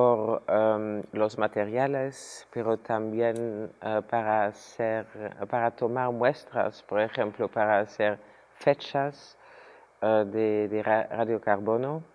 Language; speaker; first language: Spanish; non-native, fluent; Dutch